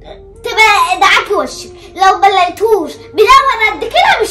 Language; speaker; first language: Arabic; native; Arabic